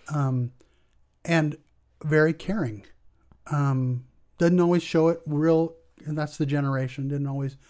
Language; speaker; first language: English; native; English